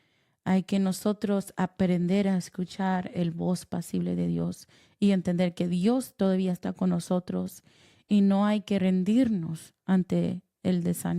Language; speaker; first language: Spanish; early bilingual, heritage; Spanish